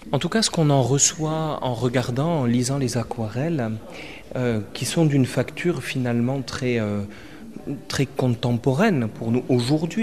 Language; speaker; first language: French; native; French